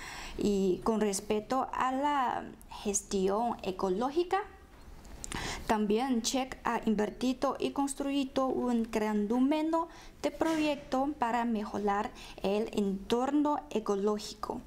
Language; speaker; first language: Spanish; non-native, fluent; Chinese